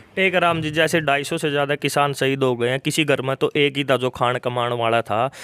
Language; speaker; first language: Hindi; native; Hindi